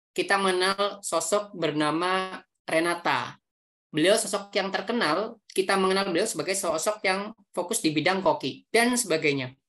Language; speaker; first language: Indonesian; native; Indonesian